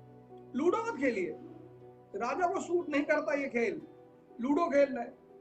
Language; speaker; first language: Hindi; native; Hindi